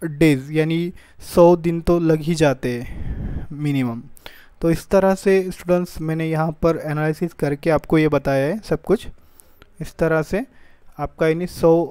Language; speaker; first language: Hindi; native; Hindi